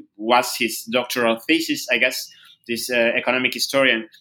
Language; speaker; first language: English; non-native, fluent; Spanish